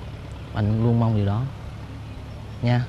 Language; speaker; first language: Vietnamese; native; Vietnamese